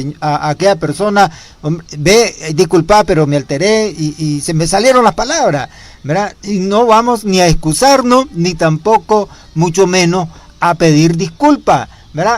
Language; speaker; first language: Spanish; native; Spanish